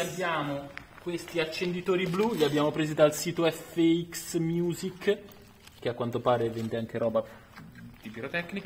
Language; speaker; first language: Italian; native; Italian